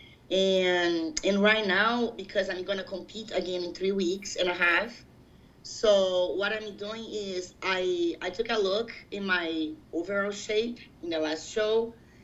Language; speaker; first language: English; non-native, fluent; Portuguese